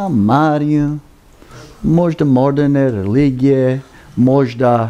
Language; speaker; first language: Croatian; early bilingual, heritage; Croatian